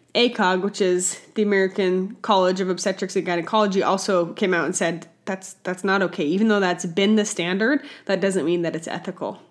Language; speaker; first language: English; native; English